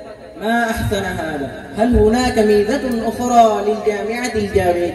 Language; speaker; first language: Arabic; non-native, learner; Urdu